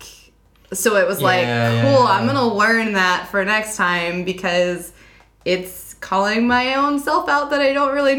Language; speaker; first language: English; native; English